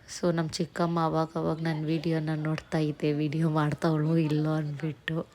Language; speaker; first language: Kannada; non-native, local second language; Nepali